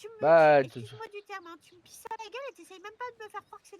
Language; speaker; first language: French; native; French